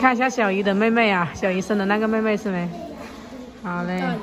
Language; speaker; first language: Chinese; native; Chinese